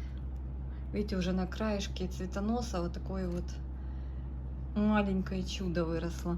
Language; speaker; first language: Russian; native; Russian